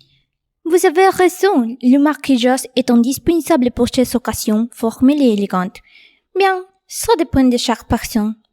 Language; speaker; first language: French; non-native, learner; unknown